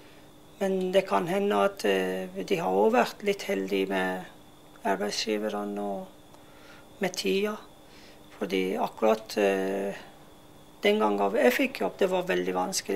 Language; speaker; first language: Norwegian; non-native, fluent; Persian